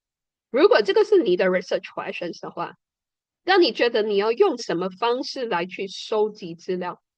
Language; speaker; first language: Chinese; native; Chinese